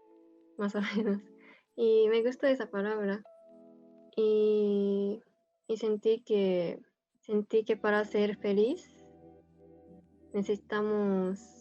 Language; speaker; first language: Spanish; non-native, fluent; Japanese